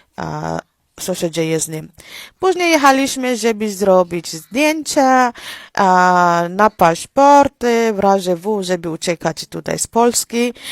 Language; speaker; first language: Polish; non-native, fluent; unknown